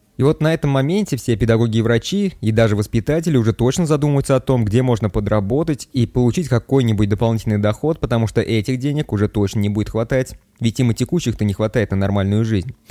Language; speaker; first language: Russian; native; Russian